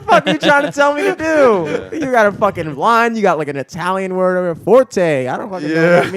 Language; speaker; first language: English; native; English